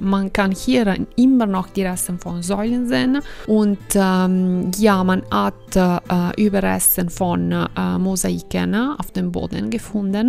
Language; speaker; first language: German; non-native, fluent; Italian